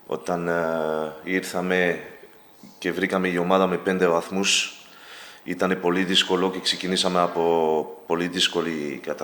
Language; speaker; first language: Greek; non-native, learner; Spanish